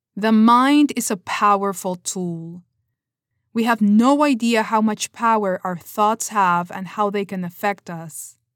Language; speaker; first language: English; non-native, fluent; Spanish